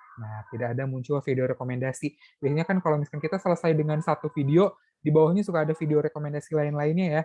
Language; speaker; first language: Indonesian; native; Indonesian